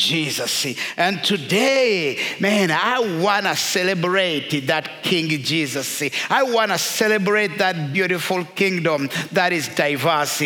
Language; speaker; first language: English; non-native, local second language; Kinyarwanda